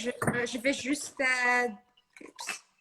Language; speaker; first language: French; non-native, fluent; Dutch